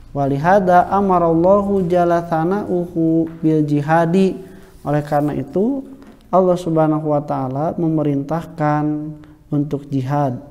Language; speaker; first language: Indonesian; non-native, local second language; Sundanese